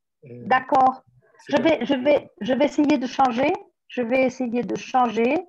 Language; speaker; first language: French; non-native, fluent; Spanish